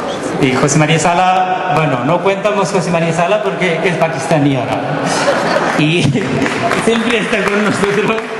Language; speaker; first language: Spanish; non-native, learner; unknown